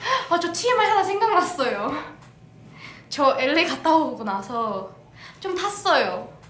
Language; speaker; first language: Korean; early bilingual, heritage; English